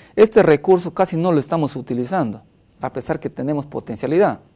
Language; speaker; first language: Spanish; native; Spanish